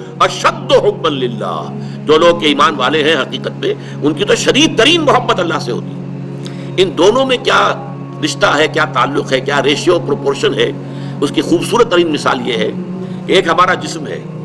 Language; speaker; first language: Urdu; native; Urdu